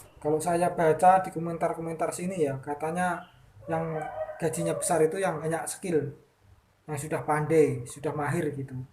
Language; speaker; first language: Indonesian; native; Indonesian